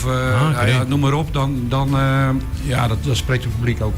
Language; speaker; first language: Dutch; native; Dutch